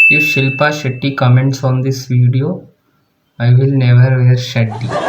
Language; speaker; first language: English; non-native, local second language; Malayalam